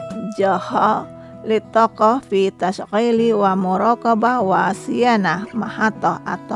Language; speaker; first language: Arabic; non-native, learner; Indonesian